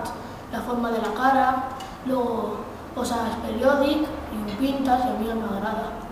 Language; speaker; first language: Catalan; non-native, local second language; Spanish